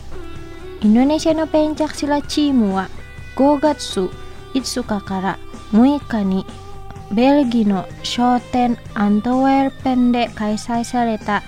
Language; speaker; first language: Japanese; non-native, fluent; Indonesian